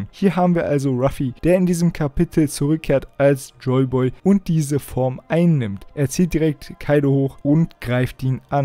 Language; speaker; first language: German; native; German